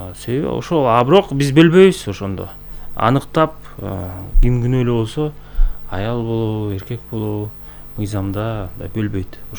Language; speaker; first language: Kyrgyz; native; Kyrgyz